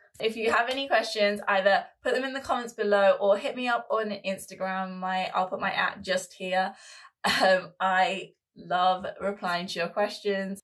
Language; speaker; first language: English; native; English